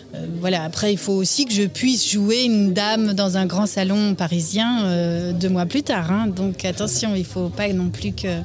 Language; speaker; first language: French; native; French